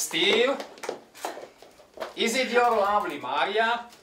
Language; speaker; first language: English; non-native, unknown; Slovak